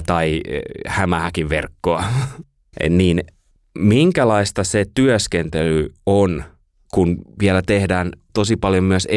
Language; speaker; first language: Finnish; native; Finnish